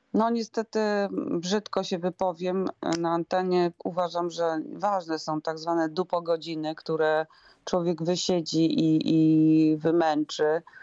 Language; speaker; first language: Polish; native; Polish